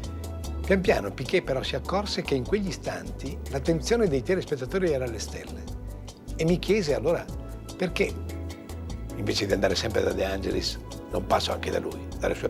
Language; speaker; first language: Italian; native; Italian